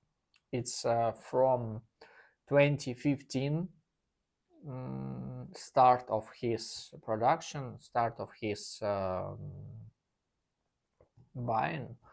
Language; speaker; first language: English; non-native, learner; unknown